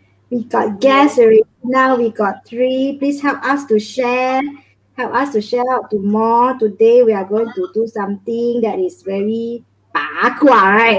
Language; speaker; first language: English; non-native, local second language; Chinese